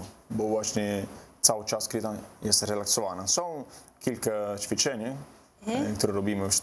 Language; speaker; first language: Polish; non-native, learner; Italian